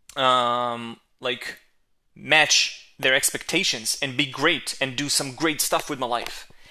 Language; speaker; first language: English; non-native, fluent; Hebrew